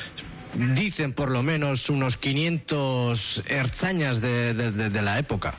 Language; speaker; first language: Spanish; native; Spanish